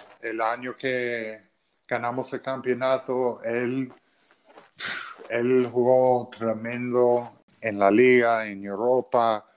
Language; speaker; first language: Spanish; early bilingual, other home language; English